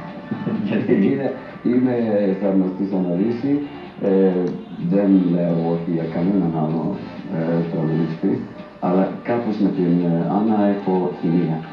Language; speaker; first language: Greek; non-native, fluent; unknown